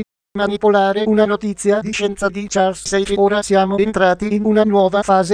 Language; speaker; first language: Italian; native; Italian